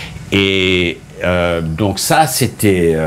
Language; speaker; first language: French; non-native, fluent; English